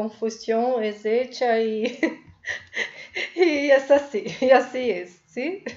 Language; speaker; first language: Spanish; non-native, fluent; Portuguese